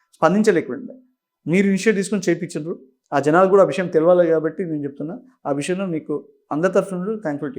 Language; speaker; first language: Telugu; native; Telugu